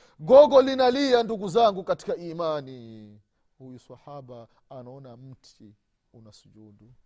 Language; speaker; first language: Swahili; native; Swahili